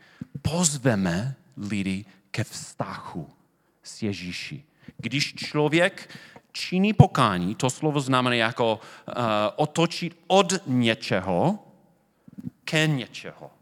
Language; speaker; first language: Czech; non-native, fluent; English